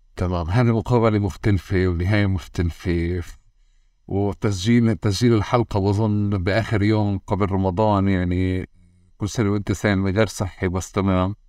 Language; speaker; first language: Arabic; native; Arabic